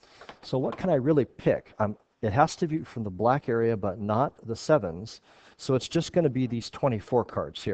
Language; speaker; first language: English; native; English